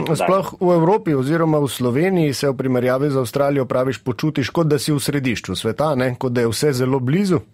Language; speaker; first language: Slovenian; native; Slovenian